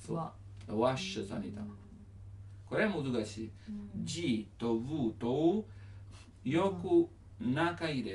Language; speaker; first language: Japanese; non-native, learner; Italian